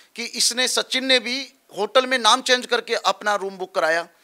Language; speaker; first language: Hindi; native; Hindi